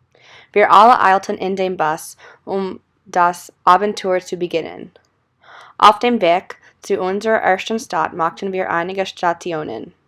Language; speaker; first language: German; non-native, learner; English